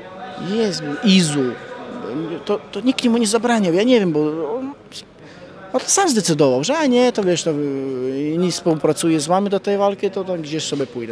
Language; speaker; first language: Polish; non-native, fluent; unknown